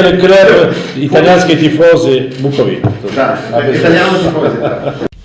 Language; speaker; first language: Ukrainian; non-native, learner; Italian